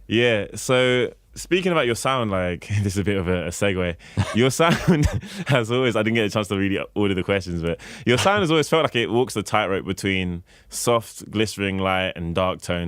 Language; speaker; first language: English; native; English